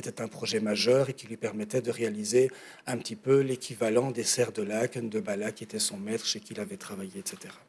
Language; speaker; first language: French; native; French